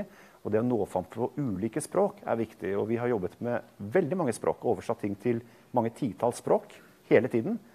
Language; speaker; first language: Norwegian; native; Norwegian